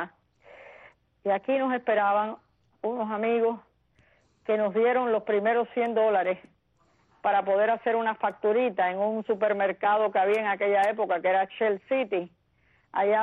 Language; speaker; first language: Spanish; native; Spanish